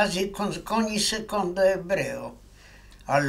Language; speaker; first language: Italian; non-native, fluent; Polish